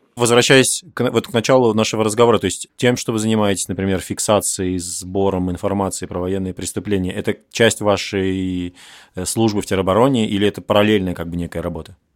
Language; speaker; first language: Russian; native; Russian